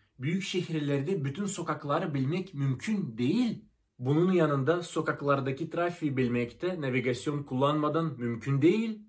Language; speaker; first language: Turkish; non-native, fluent; Russian